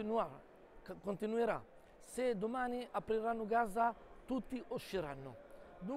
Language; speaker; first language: Italian; non-native, fluent; Arabic